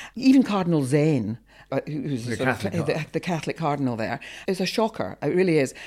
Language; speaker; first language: English; native; English